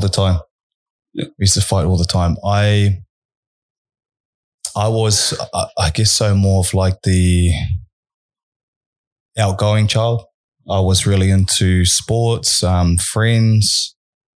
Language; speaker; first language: English; native; English